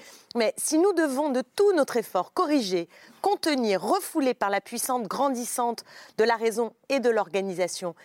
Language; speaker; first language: French; native; French